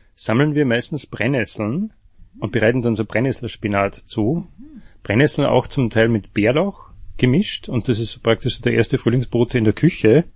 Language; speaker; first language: German; native; German